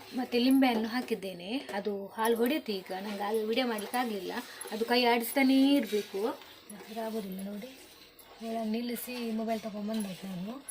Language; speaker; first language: Kannada; non-native, local second language; Tulu